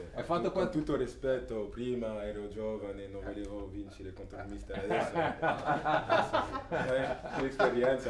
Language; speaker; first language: Italian; non-native, fluent; Spanish